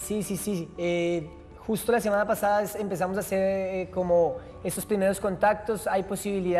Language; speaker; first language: Spanish; native; Spanish